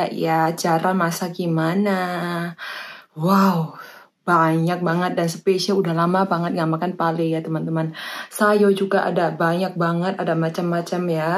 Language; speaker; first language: Indonesian; non-native, fluent; Thai